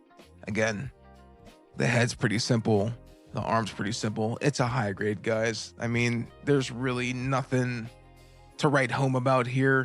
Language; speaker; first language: English; native; English